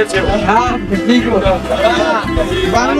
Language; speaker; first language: Hindi; non-native, learner; Bangla